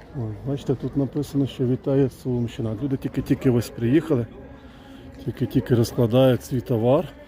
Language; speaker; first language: Ukrainian; native; Ukrainian